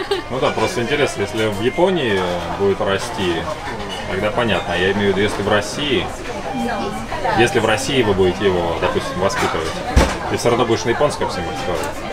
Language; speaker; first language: Russian; native; Russian